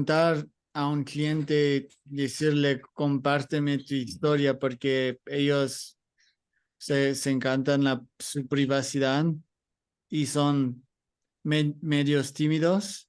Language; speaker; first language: Spanish; non-native, learner; English